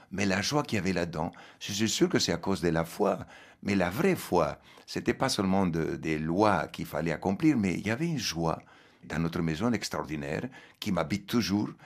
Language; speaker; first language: French; non-native, fluent; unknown